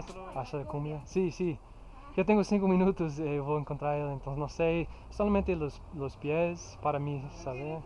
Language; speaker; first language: Spanish; non-native, learner; English